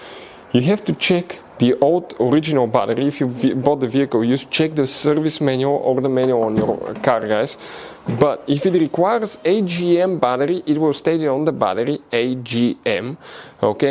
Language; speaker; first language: English; non-native, fluent; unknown